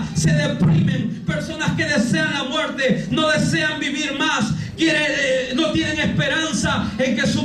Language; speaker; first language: Spanish; native; Spanish